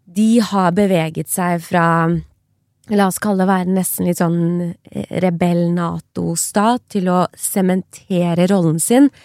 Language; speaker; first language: Norwegian; early bilingual, other home language; Persian